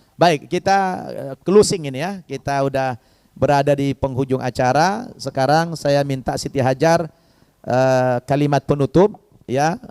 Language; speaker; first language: Indonesian; native; Indonesian